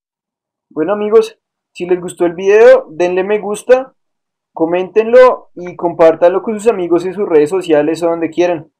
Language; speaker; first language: Spanish; native; Spanish